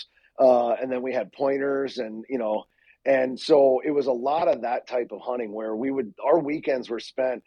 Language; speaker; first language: English; native; English